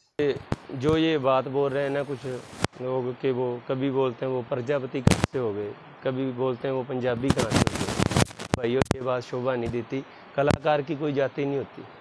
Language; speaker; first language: Hindi; non-native, local second language; Punjabi